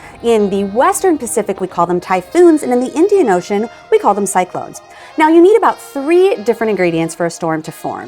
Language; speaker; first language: English; native; English